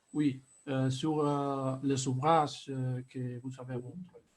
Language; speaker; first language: French; non-native, fluent; Spanish